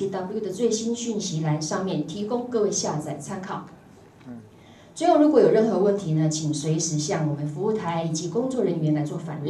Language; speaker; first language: Chinese; native; Chinese